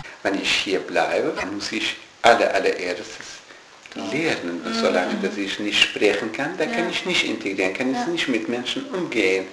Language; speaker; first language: German; non-native, learner; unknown